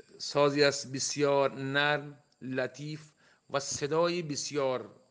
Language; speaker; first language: Persian; non-native, local second language; Baluchi